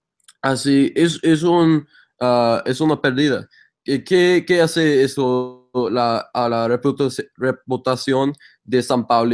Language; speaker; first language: Spanish; non-native, fluent; English